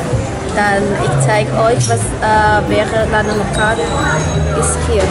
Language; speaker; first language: German; non-native, learner; Chinese